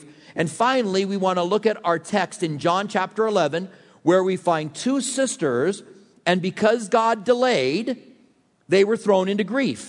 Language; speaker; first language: English; native; English